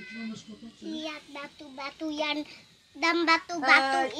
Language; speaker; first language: Indonesian; early bilingual, heritage; Indonesian